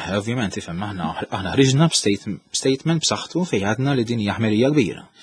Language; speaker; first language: Maltese; native; Maltese